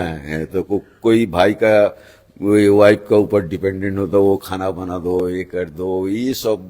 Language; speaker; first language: Hindi; non-native, local second language; Bangla